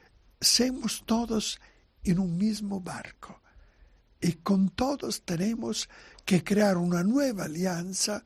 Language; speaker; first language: Spanish; non-native, fluent; Italian